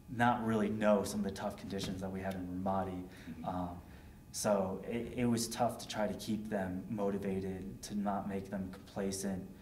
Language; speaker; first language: English; native; English